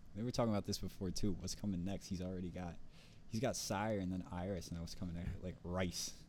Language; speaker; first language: English; native; English